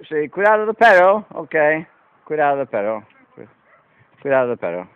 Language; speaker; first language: Spanish; non-native, learner; English